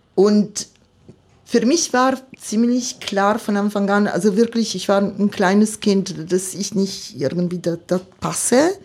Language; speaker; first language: German; non-native, fluent; Italian